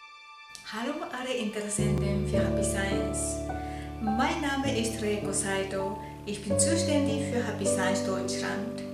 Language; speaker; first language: German; non-native, fluent; Japanese